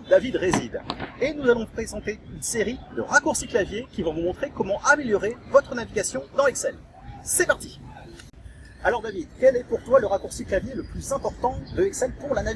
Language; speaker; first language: French; native; French